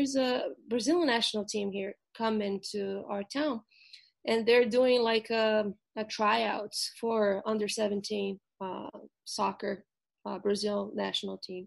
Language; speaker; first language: English; non-native, fluent; Portuguese